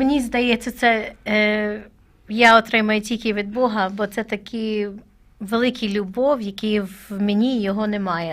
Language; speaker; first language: Ukrainian; non-native, learner; English